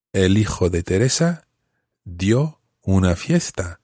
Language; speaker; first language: Spanish; non-native, fluent; English